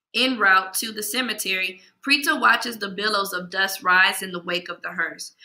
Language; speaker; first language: English; native; English